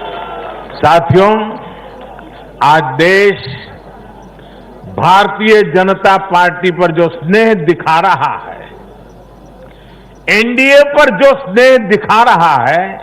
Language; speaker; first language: Hindi; non-native, local second language; Gujarati